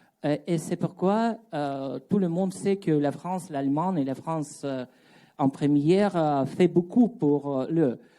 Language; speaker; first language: French; non-native, fluent; Russian